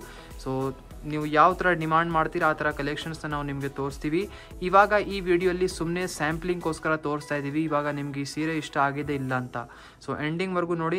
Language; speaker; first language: Kannada; native; Kannada